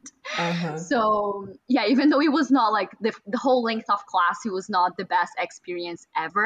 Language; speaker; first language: English; non-native, fluent; Portuguese